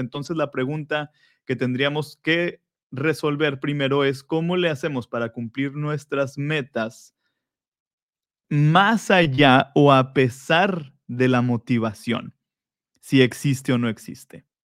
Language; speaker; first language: Spanish; native; Spanish